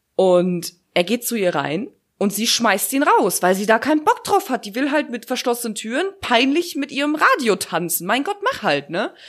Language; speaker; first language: German; early bilingual, other home language; Russian